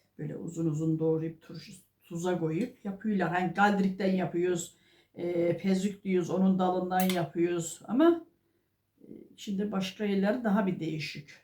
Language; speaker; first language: Turkish; native; Turkish